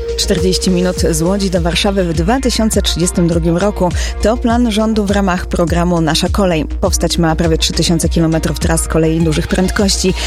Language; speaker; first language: Polish; native; Polish